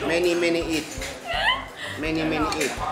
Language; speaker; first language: English; non-native, learner; Indonesian